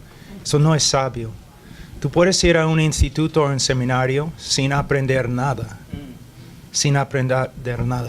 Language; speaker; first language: Spanish; non-native, fluent; English